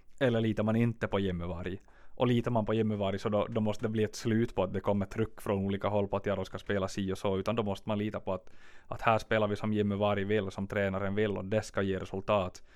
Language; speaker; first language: Swedish; native; Swedish